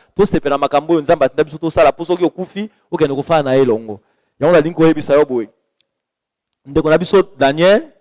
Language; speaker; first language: Lingala; native; Lingala